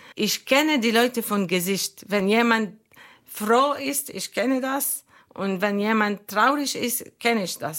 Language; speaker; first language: German; non-native, learner; Arabic